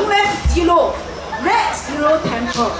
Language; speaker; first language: English; non-native, local second language; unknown